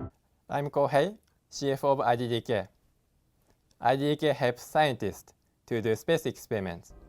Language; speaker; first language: English; non-native, learner; Japanese